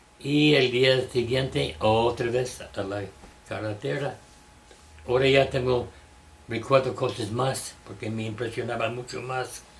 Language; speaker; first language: Spanish; non-native, fluent; English